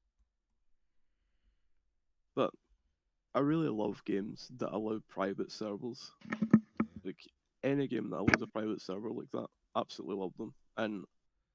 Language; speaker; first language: English; native; English